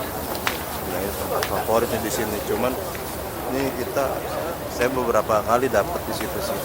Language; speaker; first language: Indonesian; native; Indonesian